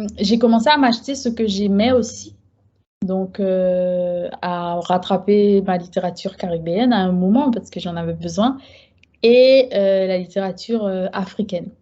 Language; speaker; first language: French; native; French